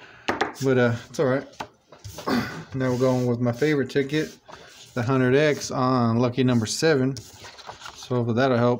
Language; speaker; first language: English; native; English